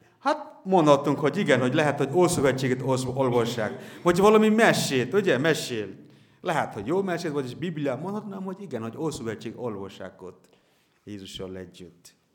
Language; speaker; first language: Hungarian; non-native, learner; Bangla